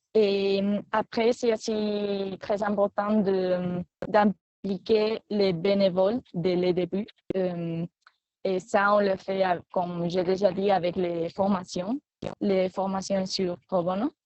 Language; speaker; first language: French; non-native, fluent; Spanish